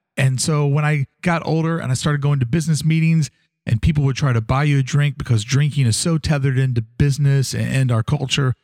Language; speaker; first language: English; native; English